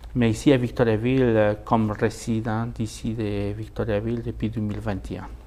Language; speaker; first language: French; non-native, fluent; Spanish